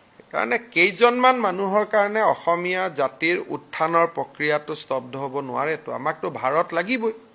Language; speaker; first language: Assamese; non-native, local second language; Hindi